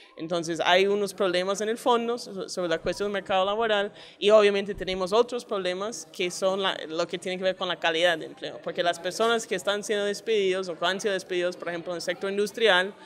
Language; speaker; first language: Spanish; non-native, fluent; English